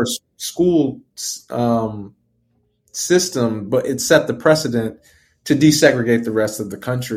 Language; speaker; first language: English; native; English